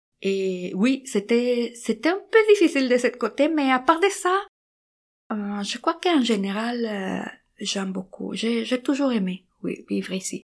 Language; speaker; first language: French; non-native, fluent; Spanish